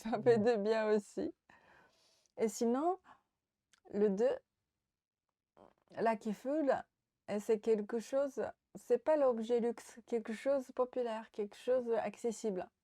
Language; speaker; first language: French; non-native, fluent; Japanese